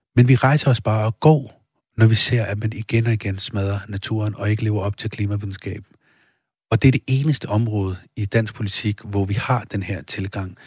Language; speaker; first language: Danish; early bilingual, other home language; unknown